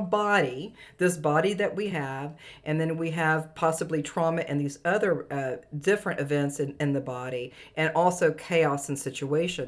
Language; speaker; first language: English; native; English